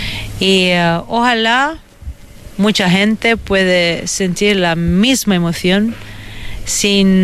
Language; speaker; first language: Spanish; non-native, fluent; Italian